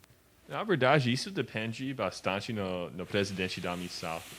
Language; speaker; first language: Portuguese; non-native, learner; English